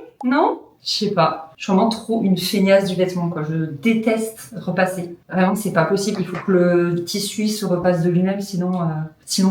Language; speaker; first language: French; native; French